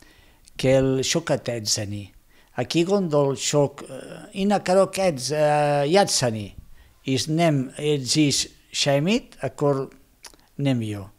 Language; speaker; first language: Hungarian; non-native, learner; Spanish